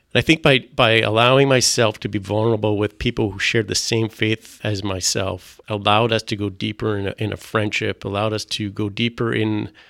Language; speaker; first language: English; non-native, fluent; French